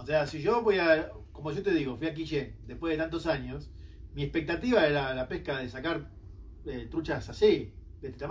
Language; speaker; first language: Spanish; native; Spanish